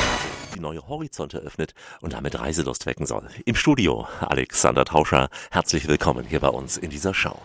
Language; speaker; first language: German; native; German